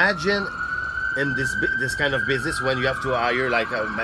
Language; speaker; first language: English; non-native, learner; French